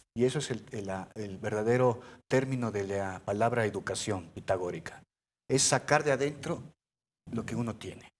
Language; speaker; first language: Spanish; early bilingual, heritage; Spanish